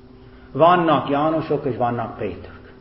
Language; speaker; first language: Hungarian; non-native, fluent; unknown